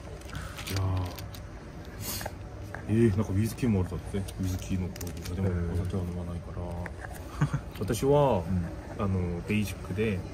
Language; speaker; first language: Japanese; non-native, fluent; Korean